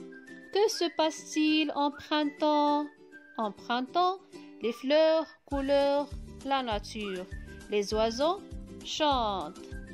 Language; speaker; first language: French; non-native, local second language; Arabic